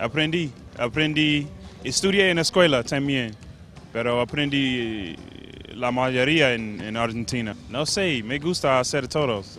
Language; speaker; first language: Spanish; non-native, learner; English